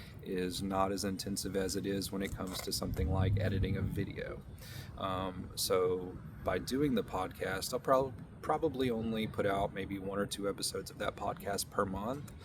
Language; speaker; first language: English; native; English